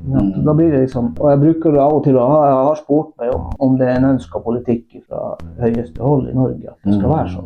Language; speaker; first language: Norwegian; non-native, local second language; Northern Sami